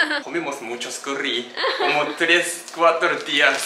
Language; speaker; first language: Spanish; non-native, learner; Japanese